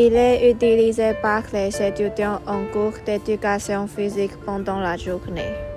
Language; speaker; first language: French; non-native, learner; Chinese